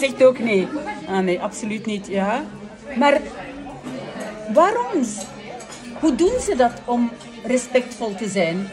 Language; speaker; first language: Dutch; non-native, fluent; French